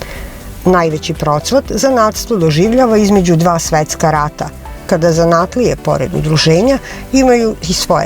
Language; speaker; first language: Serbian; native; Serbian